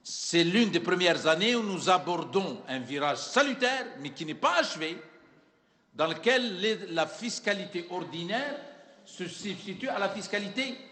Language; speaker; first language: French; non-native, local second language; Arabic